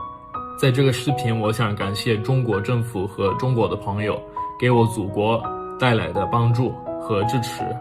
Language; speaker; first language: Chinese; non-native, fluent; Italian